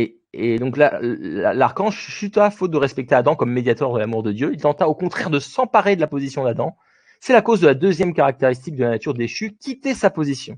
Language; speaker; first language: French; native; French